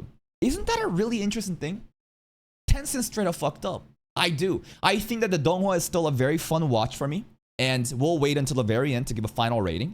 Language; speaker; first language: English; native; English